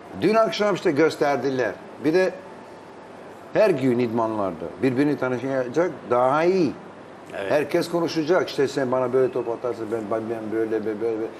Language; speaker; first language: Turkish; non-native, fluent; Albanian